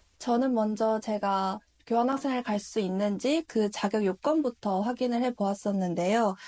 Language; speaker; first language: Korean; native; Korean